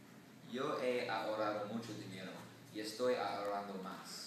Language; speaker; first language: Spanish; non-native, learner; English